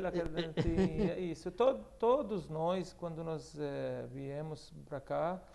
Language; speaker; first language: Portuguese; non-native, fluent; Arabic